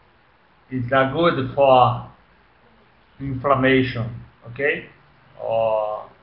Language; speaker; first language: English; non-native, learner; Portuguese